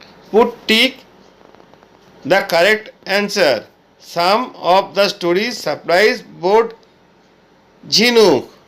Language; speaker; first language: English; non-native, local second language; Bangla